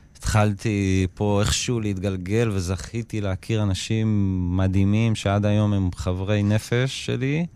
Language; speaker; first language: Hebrew; native; Hebrew